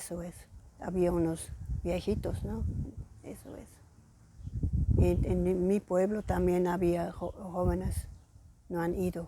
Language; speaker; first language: Spanish; non-native, fluent; German